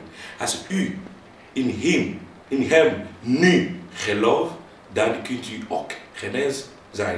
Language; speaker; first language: Dutch; non-native, fluent; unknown